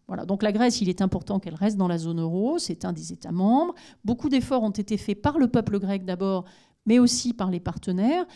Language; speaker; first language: French; native; French